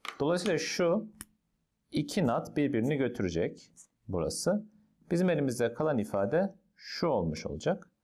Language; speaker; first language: Turkish; native; Turkish